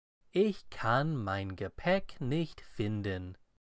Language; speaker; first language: German; non-native, fluent; English